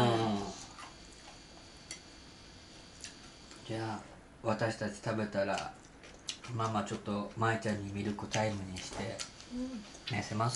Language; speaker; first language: Japanese; native; Japanese